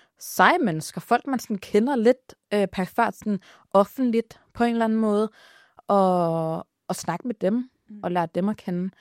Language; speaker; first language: Danish; early bilingual, other home language; Arabic